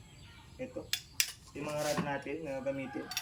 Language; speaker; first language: Filipino; native; Filipino